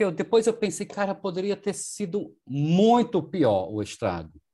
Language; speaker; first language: Portuguese; non-native, fluent; German